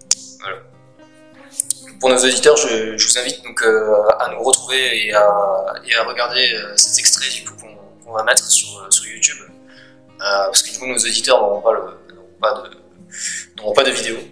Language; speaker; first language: French; native; French